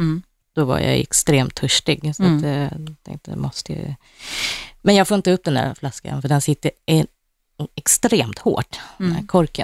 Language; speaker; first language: Swedish; native; Swedish